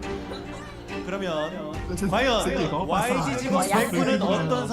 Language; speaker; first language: Korean; native; Korean